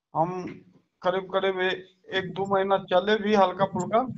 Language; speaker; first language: Hindi; native; Hindi